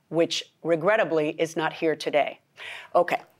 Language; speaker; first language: English; early bilingual, other home language; Spanish